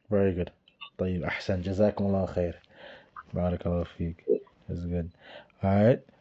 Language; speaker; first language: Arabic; non-native, fluent; English